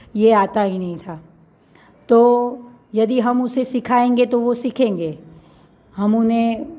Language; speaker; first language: Hindi; non-native, local second language; Gujarati